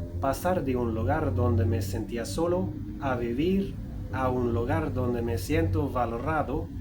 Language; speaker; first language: Spanish; non-native, fluent; Swedish